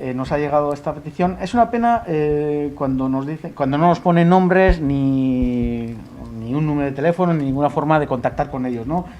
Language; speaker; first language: Spanish; non-native, local second language; Basque